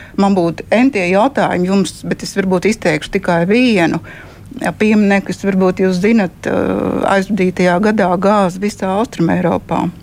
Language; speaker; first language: Latvian; native; Latvian